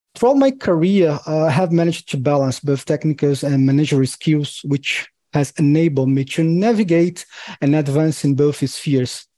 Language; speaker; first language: English; non-native, fluent; Portuguese